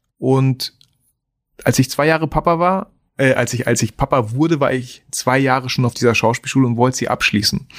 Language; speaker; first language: German; early bilingual, other home language; Russian